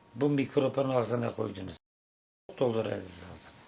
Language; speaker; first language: Turkish; non-native, local second language; Zaza